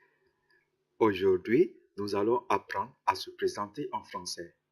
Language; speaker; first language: French; non-native, fluent; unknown